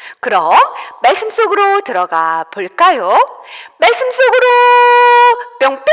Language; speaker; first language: Korean; native; Korean